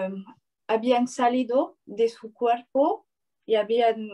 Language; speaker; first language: Spanish; non-native, learner; French